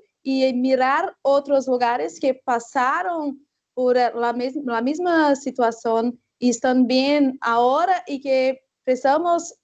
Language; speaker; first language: Spanish; non-native, fluent; Portuguese